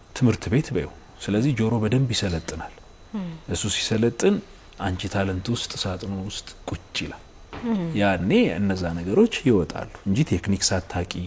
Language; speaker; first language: Amharic; native; Amharic